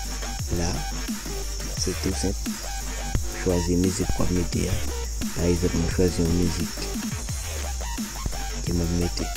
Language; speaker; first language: French; non-native, learner; Haitian Creole